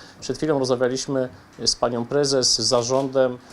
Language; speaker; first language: Polish; native; Polish